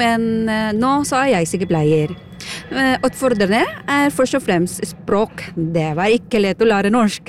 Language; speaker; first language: Norwegian; non-native, fluent; Filipino